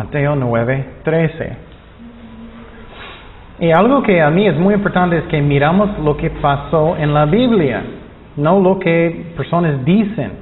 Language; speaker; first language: Spanish; non-native, fluent; English